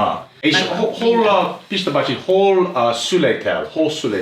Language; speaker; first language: Hungarian; non-native, learner; English